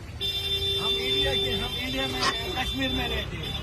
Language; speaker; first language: Hindi; non-native, local second language; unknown